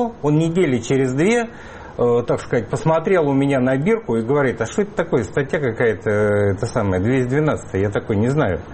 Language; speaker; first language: Russian; native; Russian